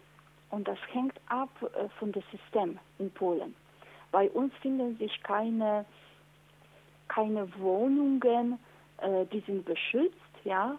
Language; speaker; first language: German; non-native, fluent; Polish